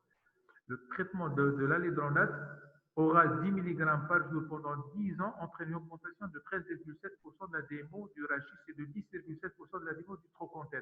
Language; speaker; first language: French; non-native, local second language; Arabic